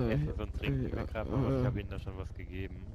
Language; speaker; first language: German; native; German